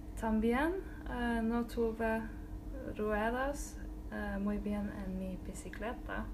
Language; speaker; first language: Spanish; non-native, learner; Norwegian